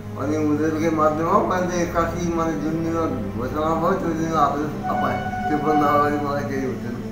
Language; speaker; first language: Nepali; native; Nepali